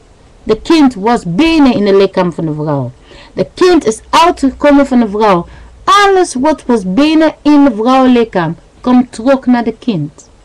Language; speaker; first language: Dutch; non-native, learner; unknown